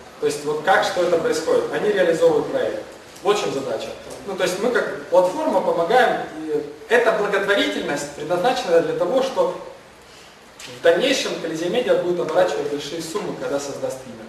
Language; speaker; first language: Russian; non-native, local second language; Ukrainian